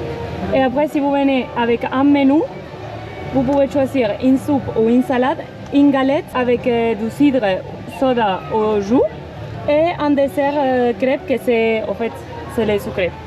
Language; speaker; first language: French; non-native, fluent; Spanish